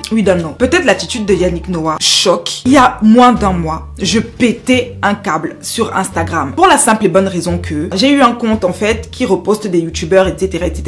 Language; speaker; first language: French; non-native, local second language; Basaa